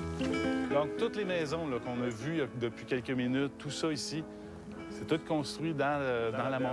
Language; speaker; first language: French; native; French